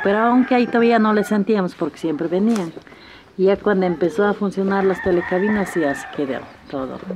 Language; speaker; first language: Spanish; native; Spanish